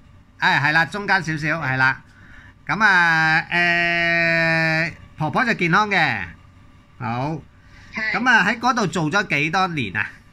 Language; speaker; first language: Cantonese; native; Cantonese